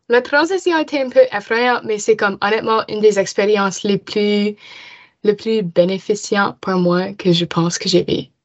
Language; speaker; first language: French; non-native, local second language; English